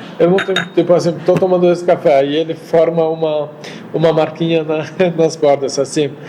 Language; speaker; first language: Portuguese; non-native, fluent; Arabic